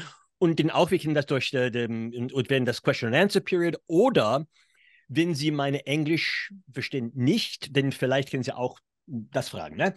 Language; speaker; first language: German; non-native, fluent; English